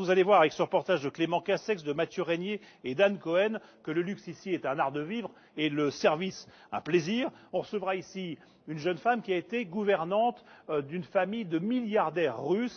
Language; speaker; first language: French; native; French